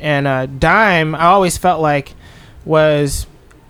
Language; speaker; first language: English; non-native, fluent; French